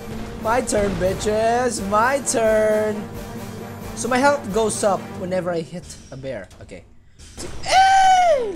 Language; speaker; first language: English; non-native, local second language; Filipino